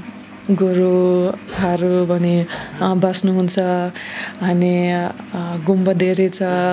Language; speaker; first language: Nepali; non-native, learner; German